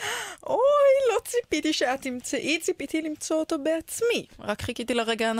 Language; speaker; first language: Hebrew; native; Hebrew